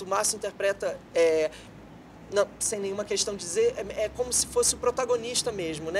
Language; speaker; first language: Portuguese; native; Portuguese